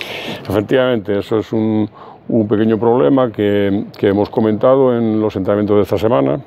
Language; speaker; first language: Spanish; native; Spanish